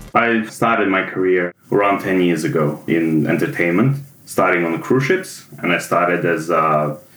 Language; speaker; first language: English; non-native, fluent; Serbian